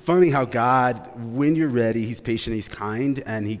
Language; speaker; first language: English; native; English